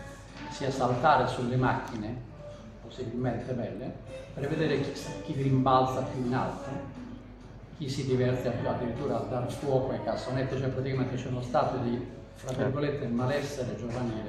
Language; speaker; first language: Italian; native; Italian